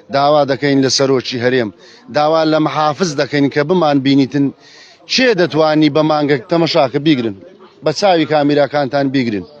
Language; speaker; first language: Central Kurdish; native; Central Kurdish